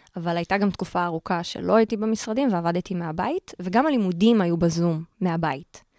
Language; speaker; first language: Hebrew; native; Hebrew